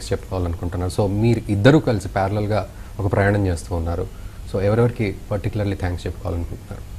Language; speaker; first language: Telugu; native; Telugu